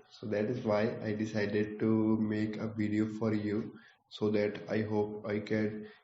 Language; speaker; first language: English; non-native, local second language; Punjabi